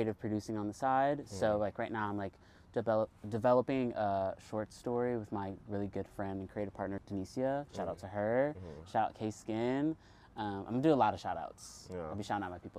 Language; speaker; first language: English; native; English